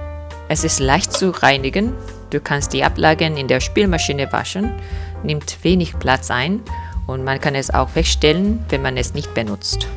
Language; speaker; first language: German; non-native, fluent; Korean